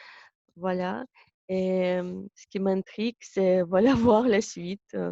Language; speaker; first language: French; non-native, fluent; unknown